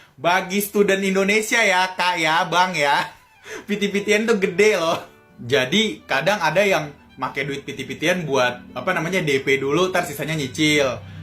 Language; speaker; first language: Indonesian; native; Indonesian